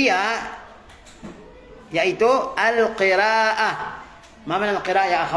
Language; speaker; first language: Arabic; non-native, fluent; Indonesian